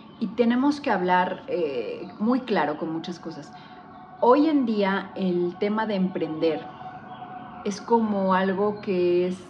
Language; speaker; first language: Spanish; native; Spanish